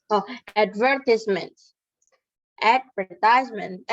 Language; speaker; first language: English; non-native, learner; Indonesian